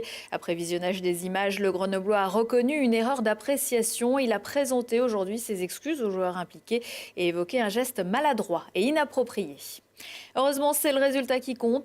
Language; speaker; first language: French; native; French